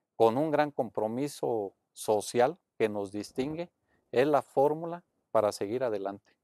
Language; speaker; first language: Spanish; native; Spanish